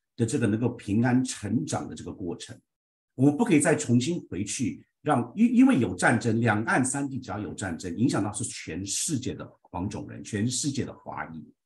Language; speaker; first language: Chinese; early bilingual, heritage; Chinese